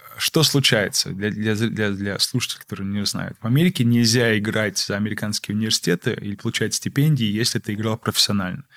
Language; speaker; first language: Russian; early bilingual, heritage; Russian